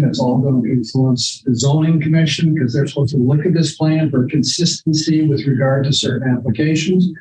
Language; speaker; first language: English; native; English